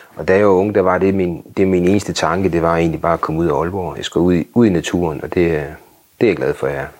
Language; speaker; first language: Danish; native; Danish